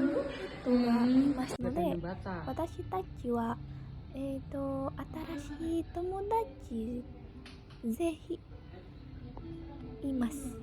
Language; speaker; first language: Japanese; non-native, learner; Indonesian